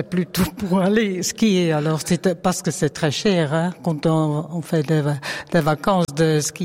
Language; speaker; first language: French; non-native, learner; Dutch